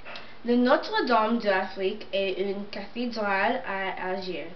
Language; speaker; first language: French; non-native, learner; English